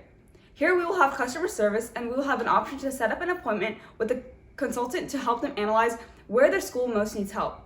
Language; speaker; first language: English; native; English